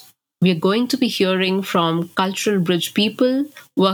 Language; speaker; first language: English; non-native, local second language; Bangla